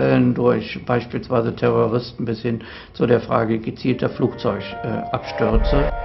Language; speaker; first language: German; native; German